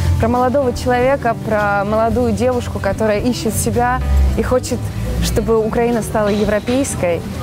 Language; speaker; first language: Russian; native; Russian